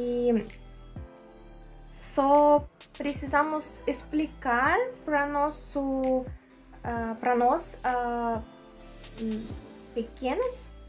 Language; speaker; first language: Portuguese; non-native, learner; Russian